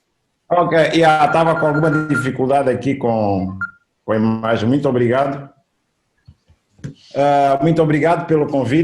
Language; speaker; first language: Portuguese; native; Portuguese